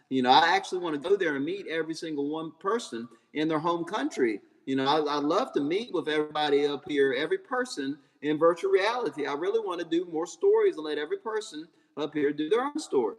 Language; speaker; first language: English; native; English